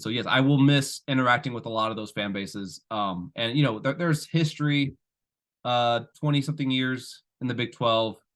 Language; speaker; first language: English; native; English